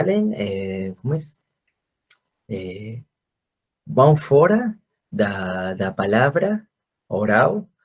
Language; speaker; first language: Portuguese; non-native, fluent; Spanish